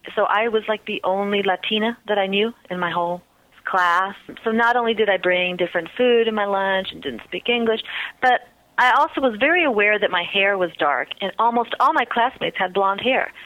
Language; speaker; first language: English; early bilingual, other home language; Spanish